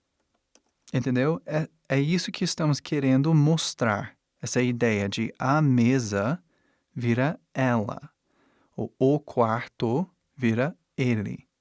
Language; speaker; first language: Portuguese; non-native, fluent; English